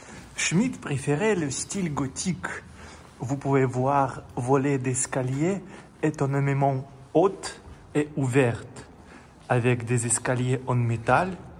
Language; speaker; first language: French; non-native, learner; Russian